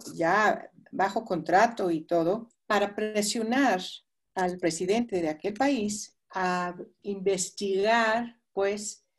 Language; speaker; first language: Spanish; non-native, fluent; English